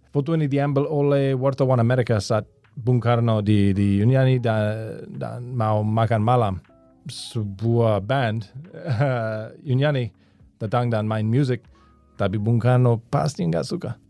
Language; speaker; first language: Indonesian; non-native, learner; English